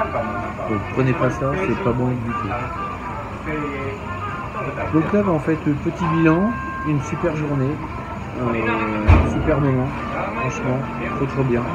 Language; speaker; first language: French; native; French